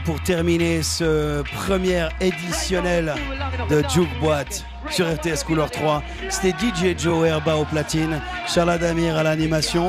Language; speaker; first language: French; native; French